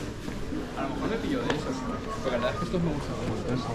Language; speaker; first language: Spanish; native; Spanish